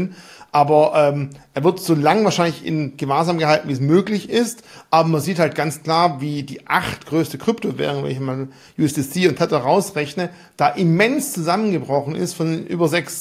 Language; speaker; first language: German; native; German